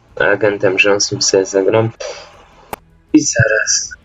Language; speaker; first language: Polish; native; Polish